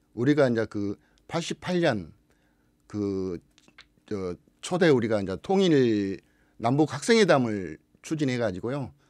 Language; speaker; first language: Korean; native; Korean